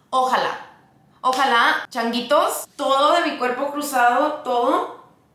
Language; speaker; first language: Spanish; early bilingual, heritage; Spanish